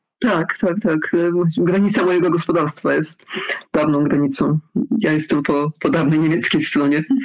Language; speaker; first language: Polish; early bilingual, heritage; Polish